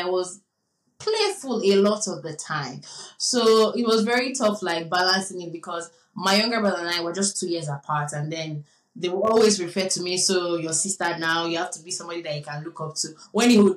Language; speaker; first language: English; non-native, local second language; Yoruba